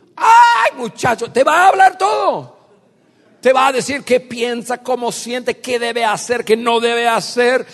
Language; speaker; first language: Spanish; non-native, fluent; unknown